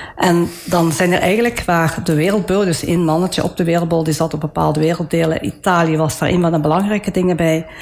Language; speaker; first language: Dutch; early bilingual, other home language; Italian